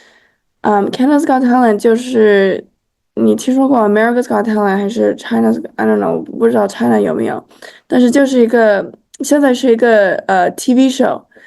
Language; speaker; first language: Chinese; early bilingual, heritage; Chinese